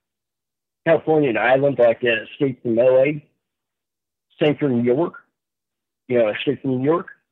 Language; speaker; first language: English; native; English